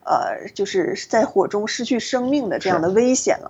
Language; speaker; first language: Chinese; native; Chinese